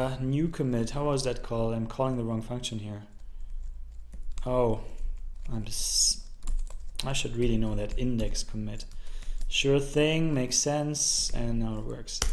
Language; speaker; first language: English; non-native, fluent; German